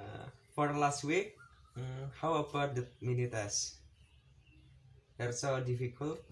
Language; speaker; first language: English; non-native, learner; Indonesian